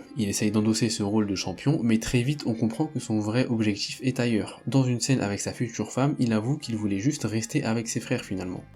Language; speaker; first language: French; native; French